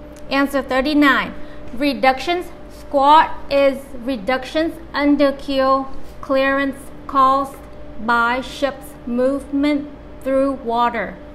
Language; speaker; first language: English; non-native, fluent; Vietnamese